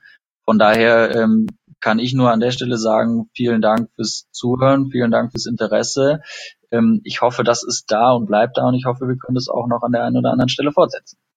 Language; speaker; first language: German; native; German